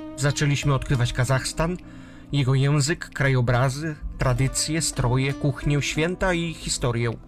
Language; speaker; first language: Polish; native; Polish